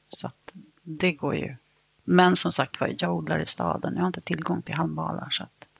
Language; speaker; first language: Swedish; native; Swedish